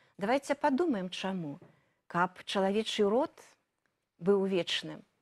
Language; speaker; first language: Belarusian; native; Belarusian